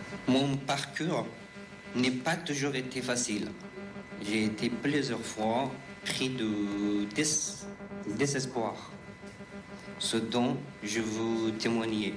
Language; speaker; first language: French; non-native, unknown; Persian